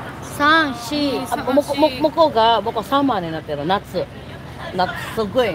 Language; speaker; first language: Japanese; non-native, fluent; Filipino